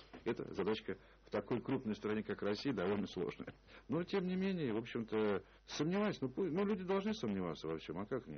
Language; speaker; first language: Russian; native; Russian